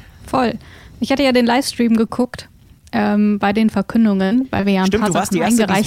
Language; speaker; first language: German; native; German